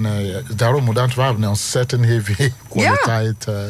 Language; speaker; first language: Dutch; non-native, learner; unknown